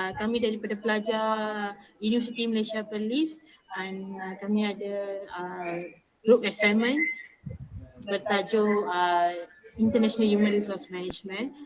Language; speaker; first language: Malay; non-native, local second language; Tamil